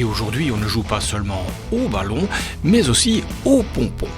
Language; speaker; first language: French; native; French